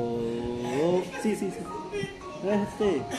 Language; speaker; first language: Italian; non-native, learner; Urdu